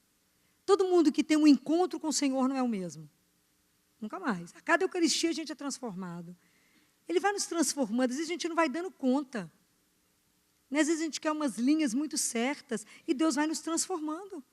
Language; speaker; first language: Portuguese; native; Portuguese